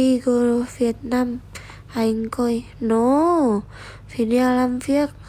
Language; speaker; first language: Vietnamese; non-native, learner; Indonesian